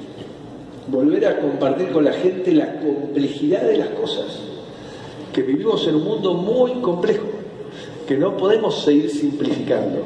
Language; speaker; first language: Spanish; native; Spanish